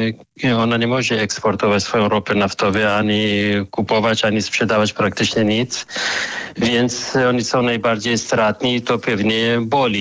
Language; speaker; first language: Polish; non-native, fluent; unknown